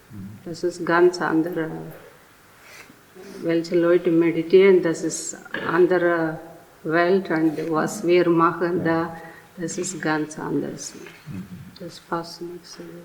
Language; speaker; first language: German; non-native, learner; Telugu